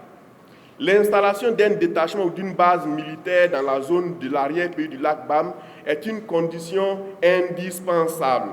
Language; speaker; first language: French; non-native, local second language; Mossi